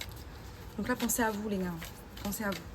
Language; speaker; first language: French; native; French